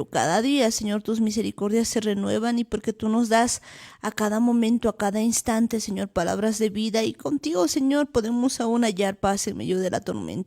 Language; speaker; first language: Spanish; native; Spanish